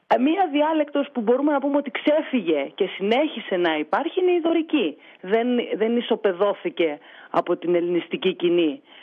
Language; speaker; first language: Greek; native; Greek